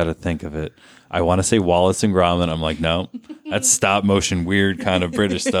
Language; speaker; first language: English; native; English